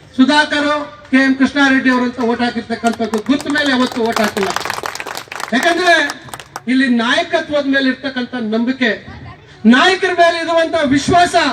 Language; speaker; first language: Kannada; native; Kannada